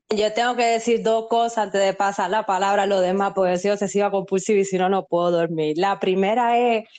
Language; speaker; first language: Spanish; native; Spanish